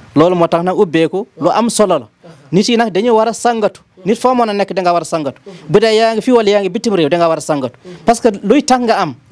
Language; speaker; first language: Wolof; non-native, local second language; Fula